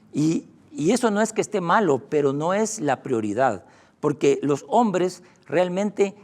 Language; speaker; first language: Spanish; native; Spanish